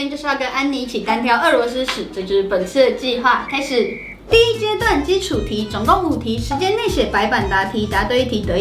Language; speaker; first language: Chinese; native; Chinese